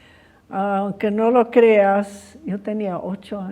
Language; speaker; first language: Spanish; early bilingual, other home language; English